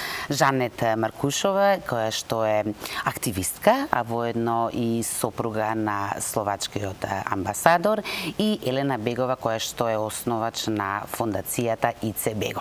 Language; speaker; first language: Macedonian; native; Macedonian